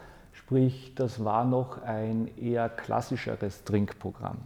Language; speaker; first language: German; native; German